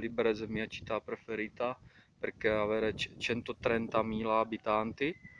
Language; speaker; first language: Italian; non-native, fluent; Czech